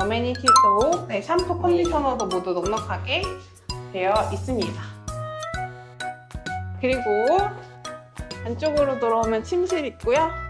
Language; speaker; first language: Korean; native; Korean